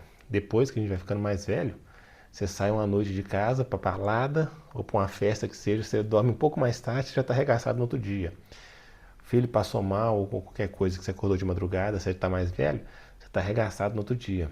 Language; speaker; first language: Portuguese; native; Portuguese